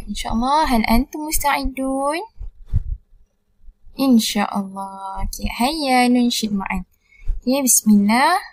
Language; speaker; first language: Arabic; non-native, learner; Malay